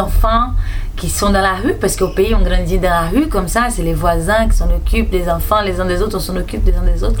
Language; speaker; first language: French; non-native, fluent; Portuguese